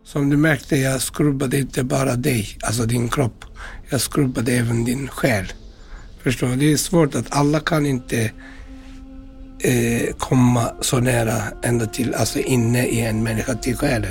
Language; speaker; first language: Swedish; non-native, fluent; Turkish